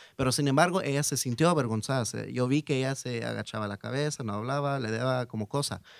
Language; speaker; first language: Spanish; early bilingual, heritage; Spanish